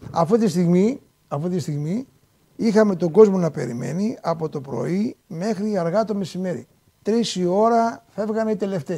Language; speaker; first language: Greek; native; Greek